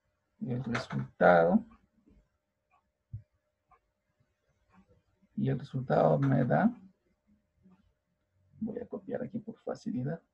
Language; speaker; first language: Spanish; native; Spanish